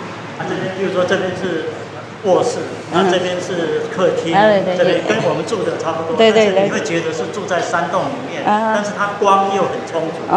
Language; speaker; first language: Chinese; native; Chinese